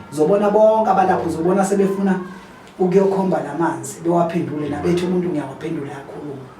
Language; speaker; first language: Zulu; native; Zulu